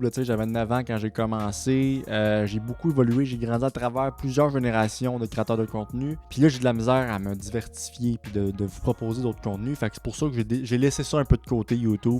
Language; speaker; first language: French; native; French